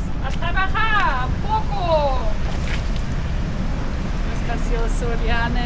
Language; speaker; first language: Spanish; non-native, learner; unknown